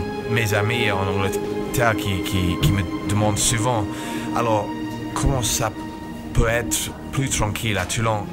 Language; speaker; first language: French; non-native, fluent; English